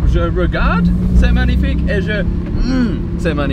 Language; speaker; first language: French; non-native, learner; English